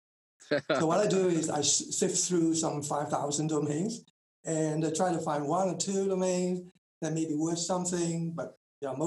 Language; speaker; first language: English; non-native, local second language; Cantonese